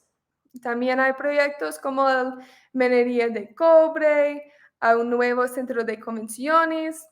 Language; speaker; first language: Spanish; non-native, fluent; English